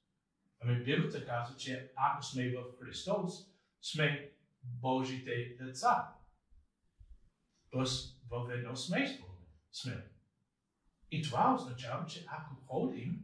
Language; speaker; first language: Bulgarian; non-native, fluent; English